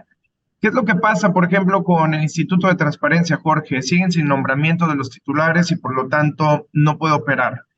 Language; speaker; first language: Spanish; native; Spanish